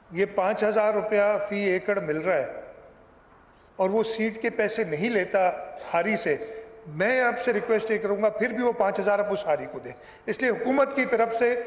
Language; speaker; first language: Urdu; non-native, local second language; Sindhi